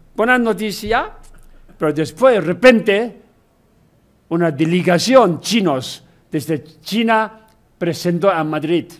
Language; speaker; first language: Spanish; non-native, learner; Chinese